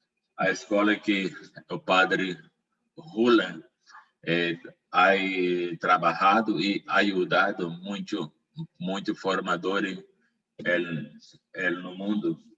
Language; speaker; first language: Portuguese; non-native, learner; Spanish